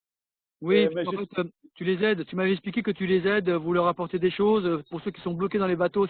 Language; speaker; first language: French; native; French